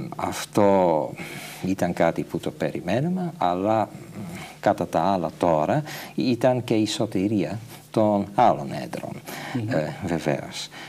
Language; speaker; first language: Greek; non-native, fluent; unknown